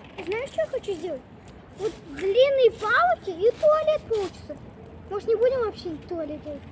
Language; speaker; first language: Russian; native; Russian